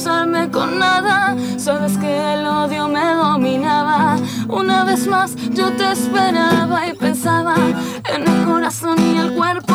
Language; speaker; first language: Spanish; native; Spanish